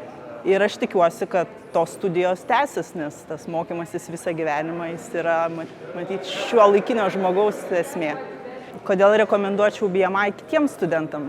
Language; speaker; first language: Lithuanian; native; Lithuanian